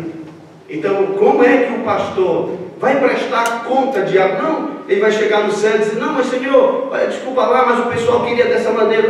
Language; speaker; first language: Portuguese; native; Portuguese